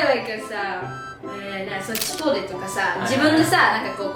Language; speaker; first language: Japanese; native; Japanese